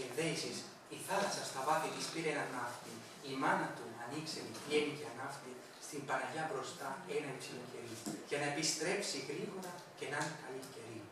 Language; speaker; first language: Greek; non-native, fluent; Spanish